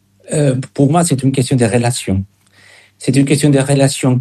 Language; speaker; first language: French; non-native, fluent; Spanish